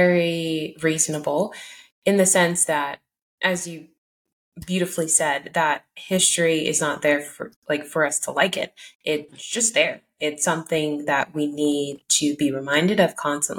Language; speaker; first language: English; early bilingual, other home language; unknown